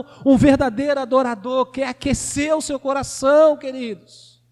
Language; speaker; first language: Portuguese; native; Portuguese